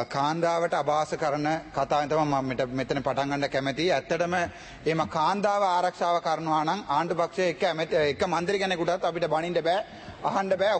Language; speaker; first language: Sinhala; non-native, local second language; Tamil